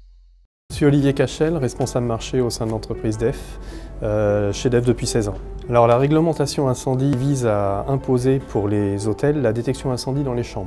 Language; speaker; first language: French; native; French